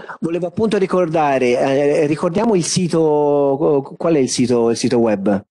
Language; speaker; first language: Italian; native; Italian